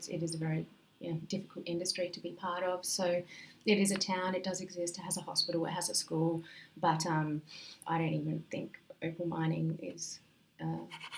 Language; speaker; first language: English; native; English